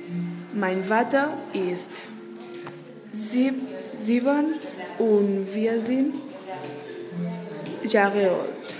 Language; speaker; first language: German; non-native, learner; Catalan